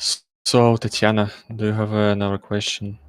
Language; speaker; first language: English; non-native, learner; Russian